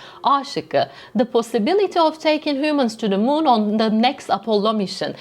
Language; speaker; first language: English; non-native, fluent; Turkish